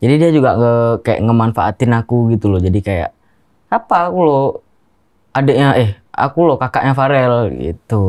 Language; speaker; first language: Indonesian; non-native, local second language; Javanese